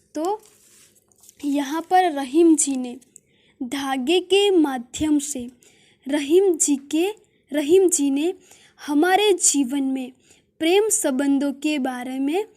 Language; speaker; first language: Hindi; non-native, local second language; Gujarati